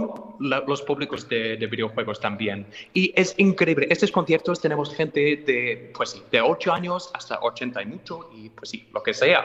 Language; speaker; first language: Spanish; non-native, fluent; English